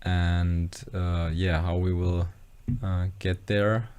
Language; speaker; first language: English; non-native, fluent; German